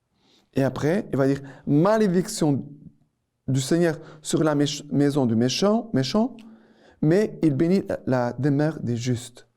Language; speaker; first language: French; non-native, fluent; Portuguese